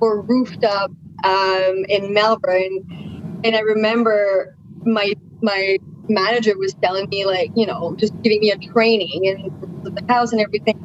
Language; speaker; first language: English; non-native, fluent; French